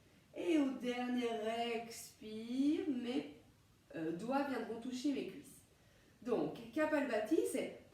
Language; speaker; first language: French; native; French